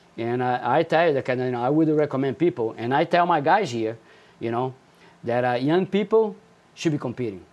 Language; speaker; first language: English; non-native, fluent; Portuguese